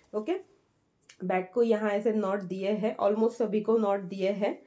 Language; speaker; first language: Hindi; non-native, local second language; Marathi